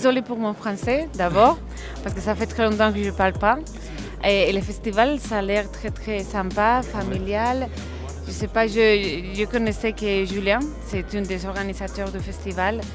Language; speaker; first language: French; non-native, learner; Spanish